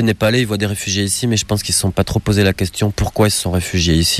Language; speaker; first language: French; native; French